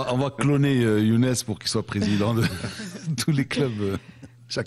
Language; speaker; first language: French; non-native, local second language; Arabic